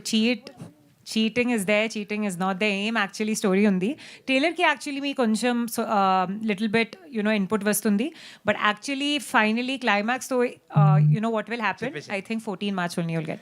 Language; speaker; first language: Telugu; non-native, learner; Hindi